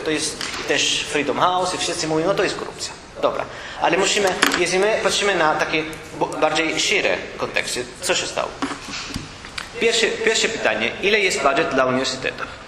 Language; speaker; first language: Polish; non-native, learner; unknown